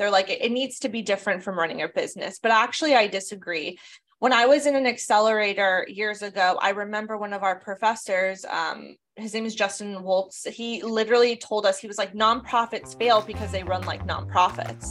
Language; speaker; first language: English; native; English